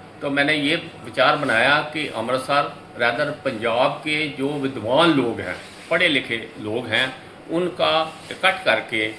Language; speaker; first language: Hindi; non-native, local second language; Punjabi